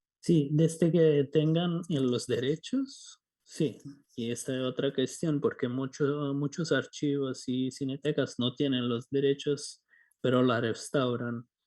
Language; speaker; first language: Spanish; non-native, fluent; German